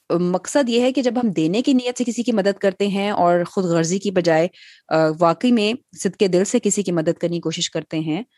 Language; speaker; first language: Urdu; native; Urdu